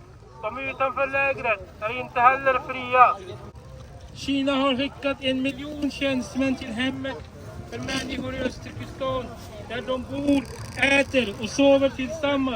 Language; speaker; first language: Swedish; non-native, fluent; Uyghur